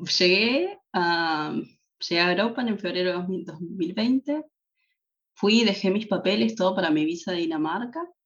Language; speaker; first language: Spanish; native; Spanish